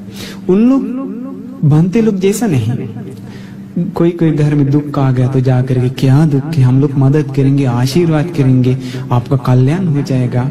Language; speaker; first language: Hindi; non-native, fluent; Sinhala